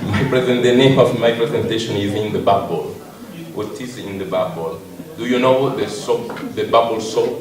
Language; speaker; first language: English; non-native, learner; Italian